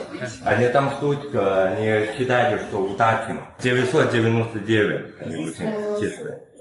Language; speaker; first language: Russian; non-native, fluent; Chinese